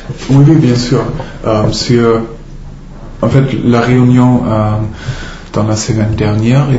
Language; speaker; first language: French; non-native, fluent; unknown